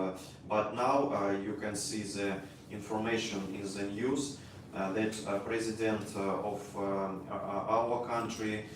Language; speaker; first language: English; non-native, learner; Russian